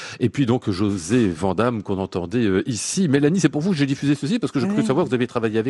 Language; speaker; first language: French; native; French